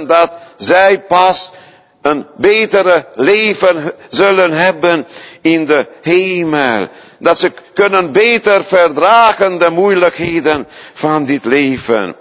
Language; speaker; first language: Dutch; non-native, fluent; Hungarian